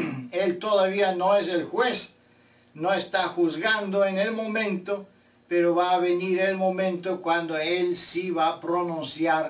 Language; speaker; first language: Spanish; non-native, fluent; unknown